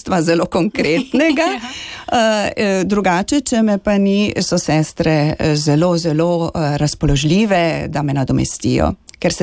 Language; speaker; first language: Slovenian; native; Slovenian